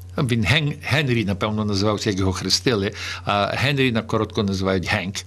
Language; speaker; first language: Ukrainian; early bilingual, heritage; Ukrainian